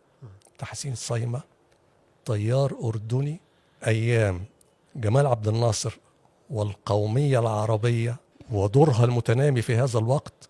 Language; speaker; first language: Arabic; native; Arabic